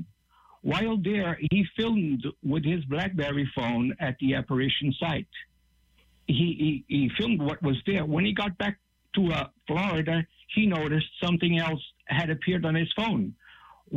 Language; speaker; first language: English; non-native, fluent; Portuguese